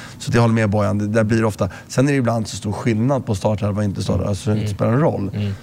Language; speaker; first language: Swedish; native; Swedish